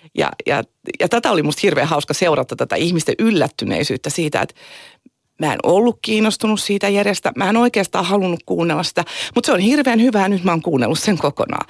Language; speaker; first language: Finnish; native; Finnish